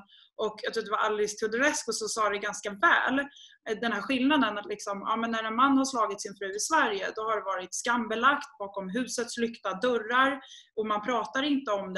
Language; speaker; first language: Swedish; native; Swedish